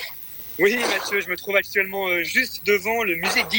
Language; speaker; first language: French; native; French